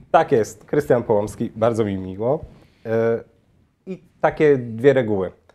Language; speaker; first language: Polish; native; Polish